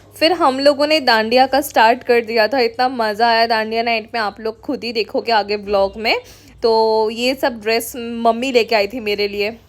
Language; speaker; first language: Hindi; non-native, local second language; Bangla